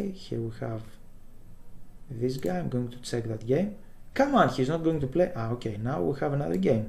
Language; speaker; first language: English; non-native, fluent; Greek